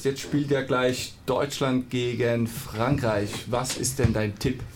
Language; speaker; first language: German; native; German